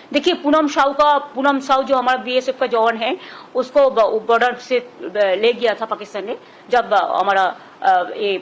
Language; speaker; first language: Hindi; non-native, local second language; Bangla